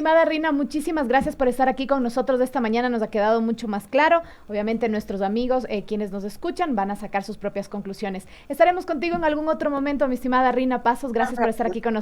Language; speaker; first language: Spanish; native; Spanish